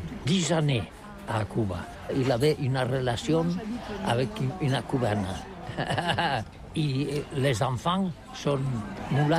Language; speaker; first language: French; non-native, learner; Catalan